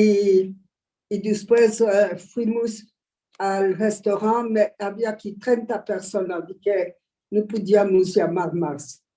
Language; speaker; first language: Spanish; early bilingual, heritage; Ladino